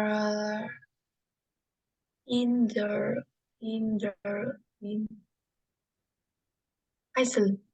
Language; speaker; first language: English; non-native, learner; Vietnamese